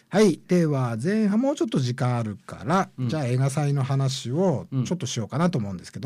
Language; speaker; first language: Japanese; native; Japanese